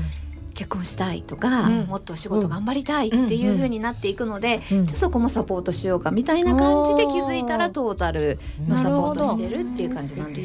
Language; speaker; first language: Japanese; native; Japanese